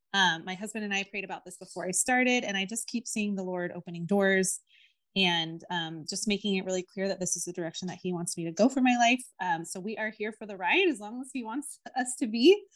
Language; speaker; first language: English; native; English